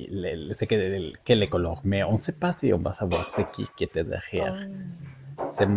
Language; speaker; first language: French; non-native, learner; Spanish